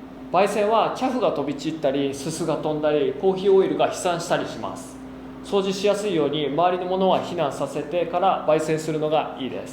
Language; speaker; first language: Japanese; native; Japanese